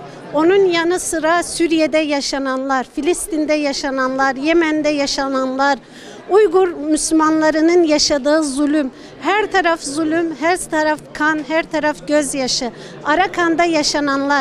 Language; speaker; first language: Turkish; native; Turkish